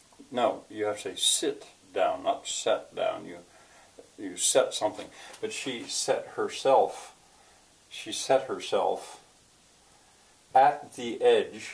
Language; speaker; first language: English; native; English